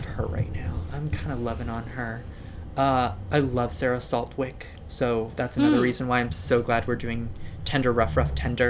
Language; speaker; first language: English; native; English